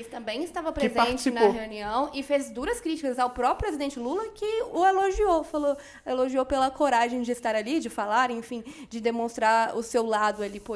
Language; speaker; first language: Portuguese; native; Portuguese